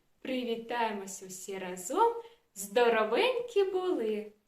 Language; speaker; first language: Ukrainian; native; Ukrainian